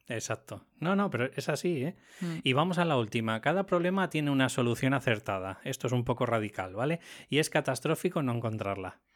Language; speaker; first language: Spanish; native; Spanish